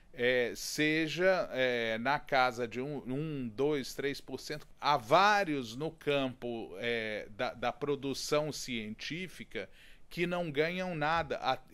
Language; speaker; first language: Portuguese; native; Portuguese